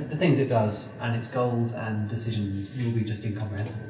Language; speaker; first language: English; native; English